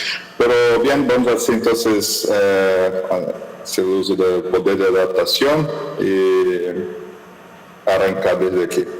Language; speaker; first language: Spanish; non-native, fluent; Portuguese